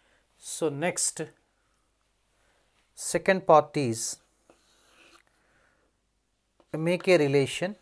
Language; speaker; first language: English; non-native, local second language; Telugu